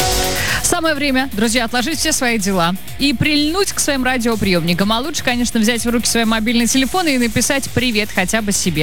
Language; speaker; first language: Russian; native; Russian